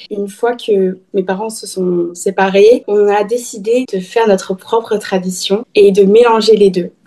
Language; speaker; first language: French; early bilingual, heritage; French